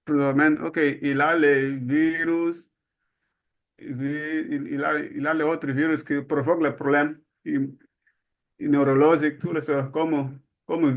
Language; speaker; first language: French; non-native, learner; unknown